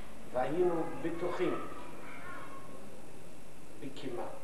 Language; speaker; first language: Hebrew; non-native, fluent; Yiddish